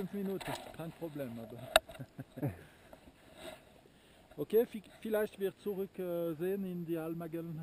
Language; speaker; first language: German; non-native, learner; French